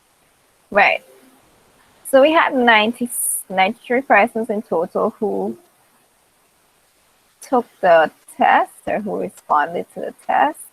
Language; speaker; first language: English; native; English